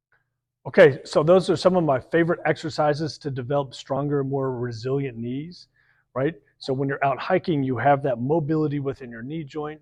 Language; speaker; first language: English; native; English